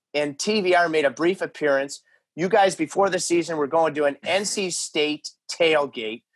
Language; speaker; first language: English; native; English